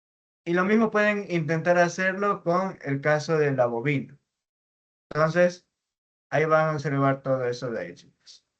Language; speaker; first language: Spanish; native; Spanish